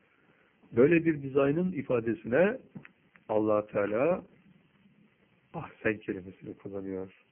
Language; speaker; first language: Turkish; native; Turkish